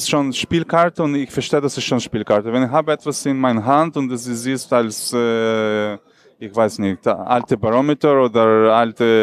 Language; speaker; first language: German; non-native, learner; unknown